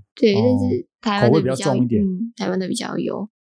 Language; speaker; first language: Chinese; non-native, fluent; Japanese